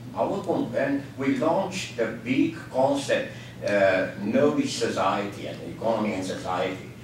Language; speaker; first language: English; non-native, fluent; Norwegian